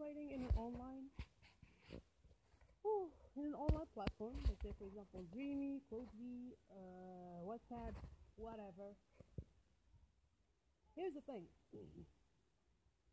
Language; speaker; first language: English; non-native, fluent; Arabic